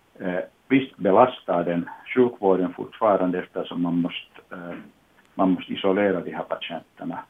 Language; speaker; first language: Swedish; non-native, local second language; Finnish